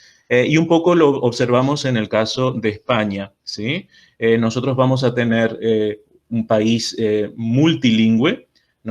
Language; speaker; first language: Spanish; non-native, fluent; Portuguese